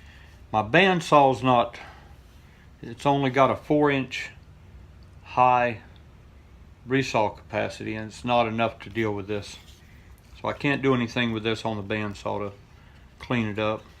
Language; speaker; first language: English; native; English